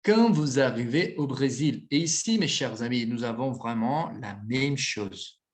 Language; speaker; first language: French; non-native, fluent; Portuguese